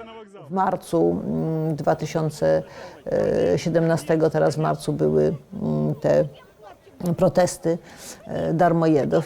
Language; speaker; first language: Polish; native; Polish